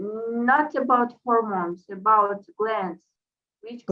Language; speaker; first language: English; non-native, fluent; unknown